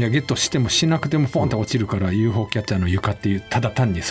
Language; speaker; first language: Japanese; native; Japanese